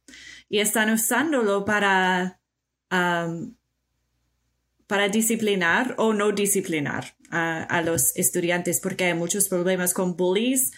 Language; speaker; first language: Spanish; non-native, fluent; English